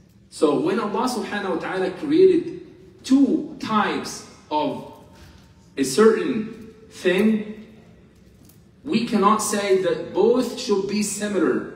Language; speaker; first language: English; non-native, fluent; Arabic